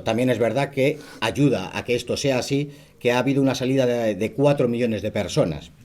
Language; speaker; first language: Spanish; native; Spanish